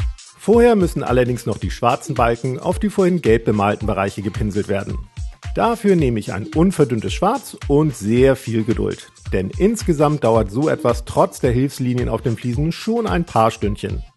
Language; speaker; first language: German; native; German